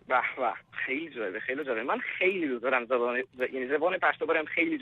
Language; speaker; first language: Persian; non-native, learner; English